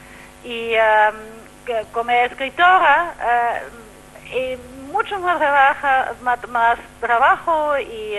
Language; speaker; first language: Spanish; non-native, fluent; German